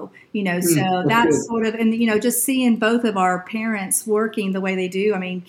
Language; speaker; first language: English; native; English